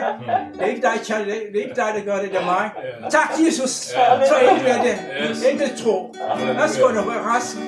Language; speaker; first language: Danish; non-native, fluent; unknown